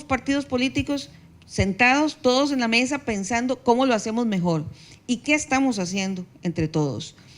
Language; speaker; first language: Spanish; native; Spanish